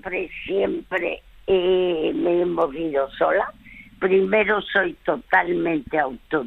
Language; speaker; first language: Spanish; early bilingual, other home language; French